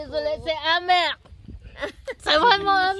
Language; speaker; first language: French; early bilingual, other home language; Vietnamese